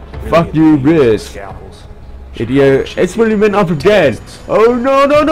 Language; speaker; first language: English; non-native, learner; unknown